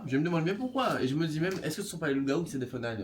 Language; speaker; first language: French; native; French